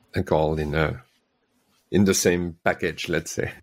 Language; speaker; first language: English; non-native, fluent; French